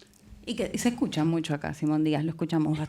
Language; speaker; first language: Spanish; native; Spanish